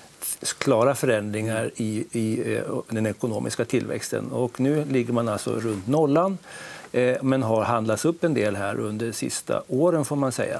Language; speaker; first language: Swedish; native; Swedish